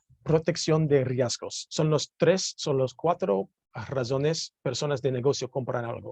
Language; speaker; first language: Spanish; non-native, learner; English